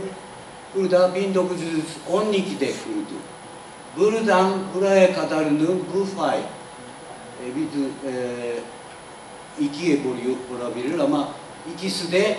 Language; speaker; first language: Turkish; non-native, learner; Japanese